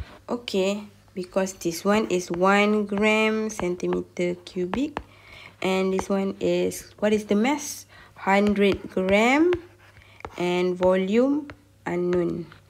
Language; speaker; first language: English; non-native, local second language; Malay